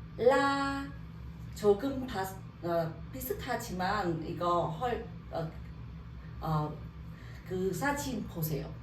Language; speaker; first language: Korean; non-native, learner; Vietnamese